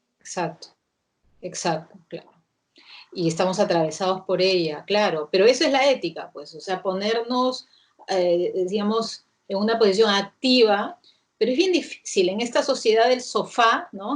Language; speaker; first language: Spanish; native; Spanish